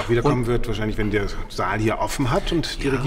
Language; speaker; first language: German; native; German